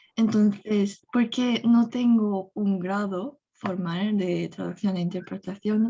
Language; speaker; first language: Spanish; non-native, fluent; Korean